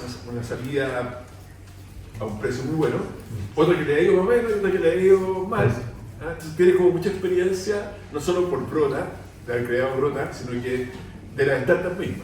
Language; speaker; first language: Spanish; native; Spanish